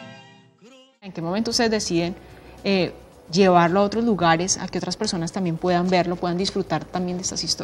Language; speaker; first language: Spanish; native; Spanish